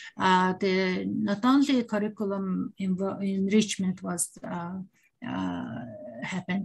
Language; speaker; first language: English; non-native, learner; Mongolian